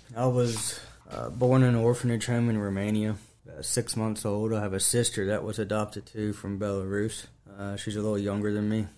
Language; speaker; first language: English; native; English